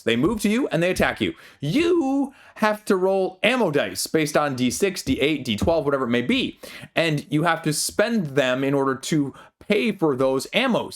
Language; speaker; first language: English; native; English